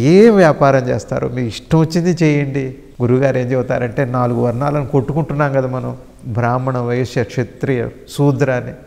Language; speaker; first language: Telugu; native; Telugu